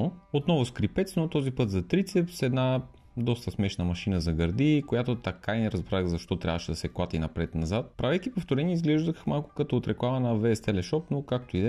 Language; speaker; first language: Bulgarian; native; Bulgarian